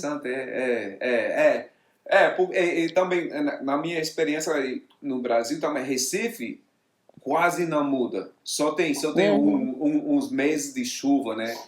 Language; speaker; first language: Portuguese; non-native, fluent; English